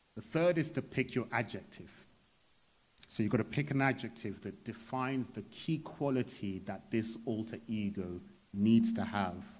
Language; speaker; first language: English; native; English